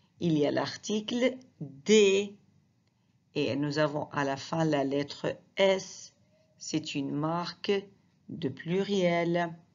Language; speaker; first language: French; non-native, fluent; Arabic